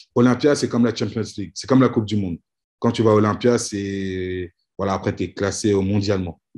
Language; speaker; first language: French; native; French